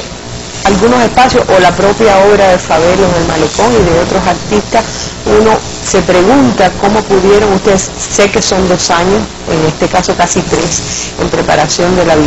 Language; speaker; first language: Spanish; native; Spanish